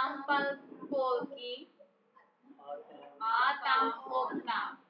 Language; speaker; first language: Russian; non-native, learner; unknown